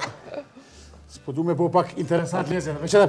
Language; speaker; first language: Albanian; native; Albanian